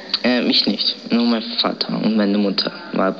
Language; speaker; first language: German; early bilingual, other home language; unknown